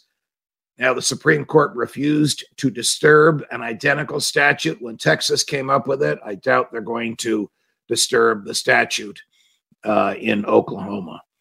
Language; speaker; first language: English; native; English